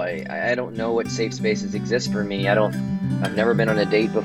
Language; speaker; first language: English; native; English